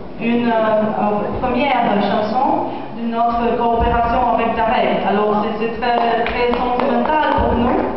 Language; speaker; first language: French; non-native, learner; Polish